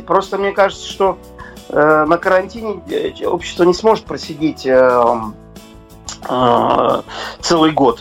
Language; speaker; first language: Russian; native; Russian